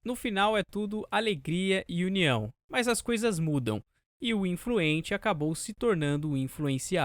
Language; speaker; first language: Portuguese; native; Portuguese